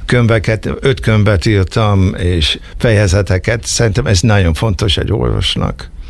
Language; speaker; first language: Hungarian; early bilingual, heritage; Hungarian